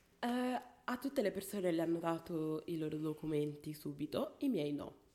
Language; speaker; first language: Italian; non-native, fluent; Spanish